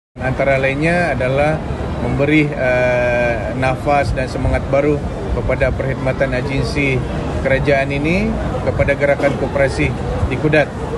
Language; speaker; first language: Malay; non-native, local second language; Central Dusun